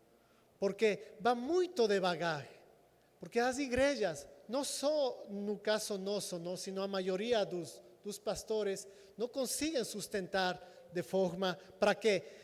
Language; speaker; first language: Portuguese; non-native, fluent; Spanish